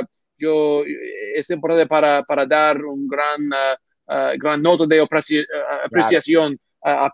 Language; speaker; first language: Spanish; non-native, learner; English